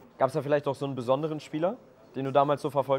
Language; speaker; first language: German; native; German